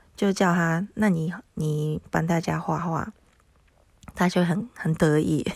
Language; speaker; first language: Chinese; non-native, fluent; Japanese